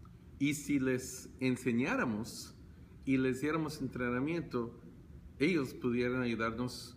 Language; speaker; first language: Spanish; early bilingual, heritage; Spanish